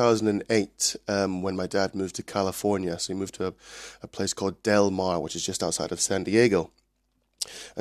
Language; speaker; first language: English; native; English